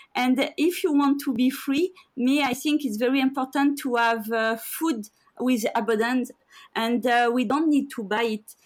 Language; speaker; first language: English; non-native, learner; French